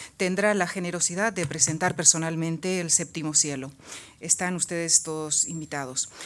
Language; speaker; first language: Spanish; native; Spanish